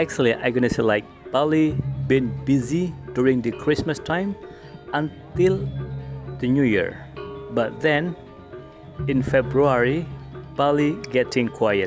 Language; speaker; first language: English; non-native, local second language; Indonesian